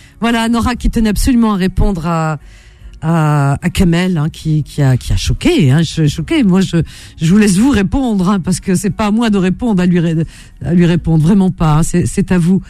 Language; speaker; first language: French; native; French